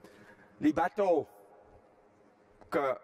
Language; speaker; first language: French; non-native, fluent; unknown